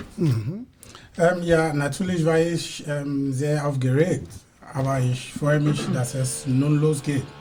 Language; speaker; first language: German; non-native, learner; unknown